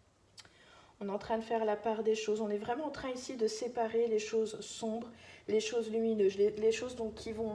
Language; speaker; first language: French; native; French